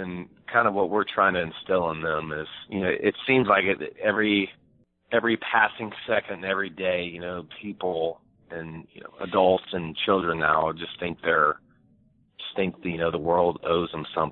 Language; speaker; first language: English; native; English